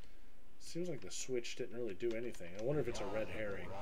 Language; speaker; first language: English; native; English